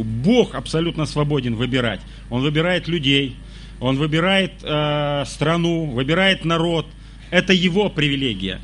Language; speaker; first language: Russian; native; Russian